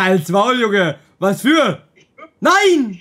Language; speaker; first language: German; native; German